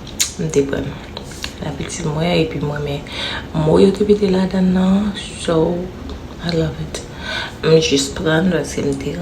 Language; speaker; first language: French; non-native, learner; Haitian Creole